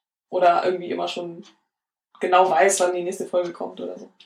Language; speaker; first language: German; native; German